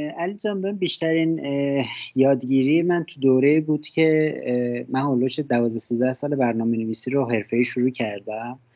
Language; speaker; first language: Persian; non-native, local second language; Azerbaijani